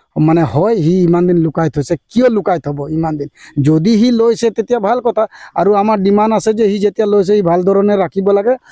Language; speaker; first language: Assamese; non-native, local second language; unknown